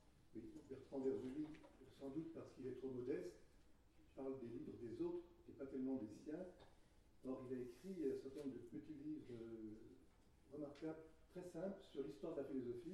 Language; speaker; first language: French; native; French